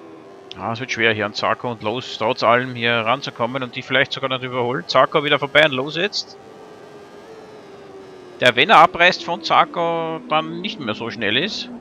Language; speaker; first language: German; native; German